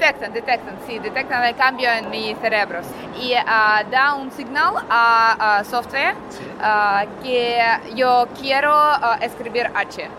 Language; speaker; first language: Spanish; non-native, learner; Russian